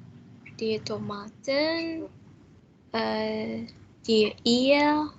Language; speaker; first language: German; non-native, learner; Indonesian